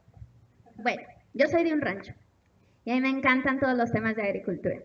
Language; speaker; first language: Spanish; native; Spanish